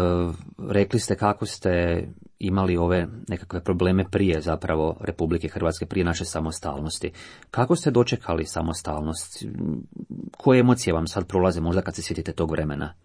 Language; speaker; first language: Croatian; native; Croatian